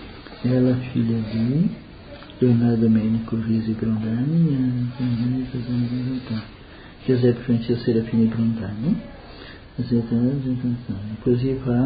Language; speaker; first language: Italian; early bilingual, heritage; Portuguese